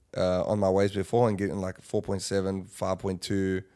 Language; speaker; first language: English; native; English